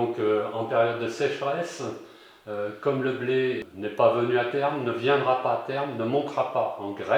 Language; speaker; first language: French; native; French